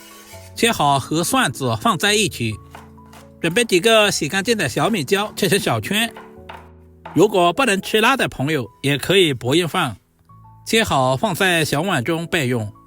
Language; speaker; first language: Chinese; native; Chinese